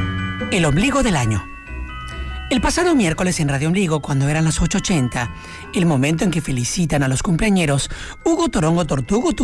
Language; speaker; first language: Spanish; native; Spanish